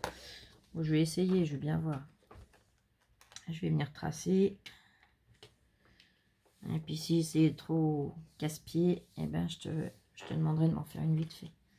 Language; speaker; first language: French; native; French